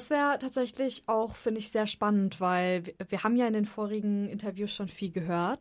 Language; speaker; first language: German; native; German